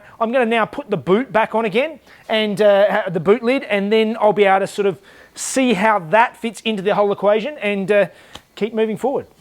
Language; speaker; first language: English; native; English